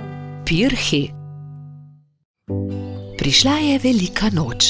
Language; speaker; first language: Slovenian; native; Slovenian